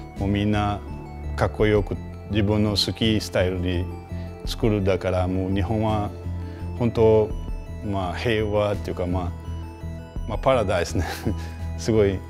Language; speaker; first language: Japanese; non-native, fluent; Portuguese